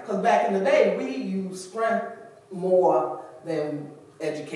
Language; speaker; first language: English; native; English